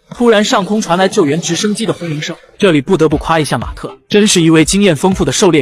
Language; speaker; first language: Chinese; native; Chinese